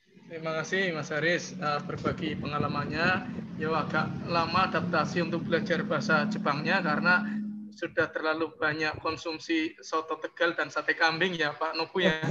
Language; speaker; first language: Indonesian; native; Indonesian